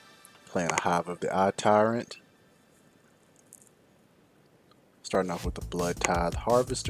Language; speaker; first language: English; native; English